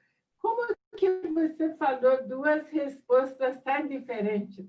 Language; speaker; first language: Portuguese; non-native, fluent; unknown